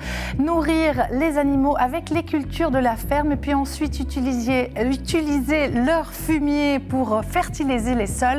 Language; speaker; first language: French; native; French